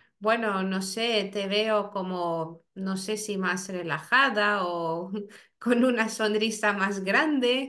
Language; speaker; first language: Spanish; non-native, fluent; Lithuanian